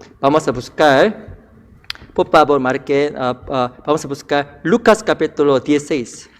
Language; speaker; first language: Spanish; non-native, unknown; Korean